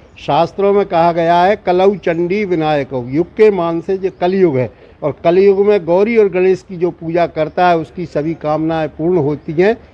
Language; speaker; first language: Hindi; native; Hindi